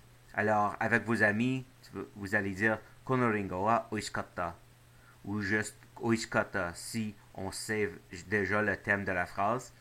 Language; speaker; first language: French; non-native, fluent; English